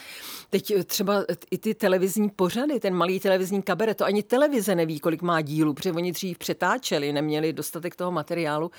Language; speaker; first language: Czech; native; Czech